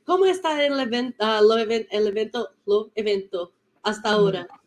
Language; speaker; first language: Spanish; non-native, learner; Portuguese